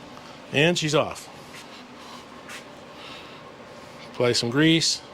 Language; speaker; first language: English; native; English